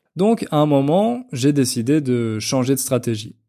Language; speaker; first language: French; native; French